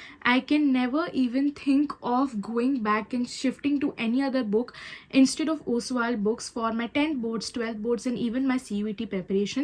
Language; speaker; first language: English; non-native, local second language; Hindi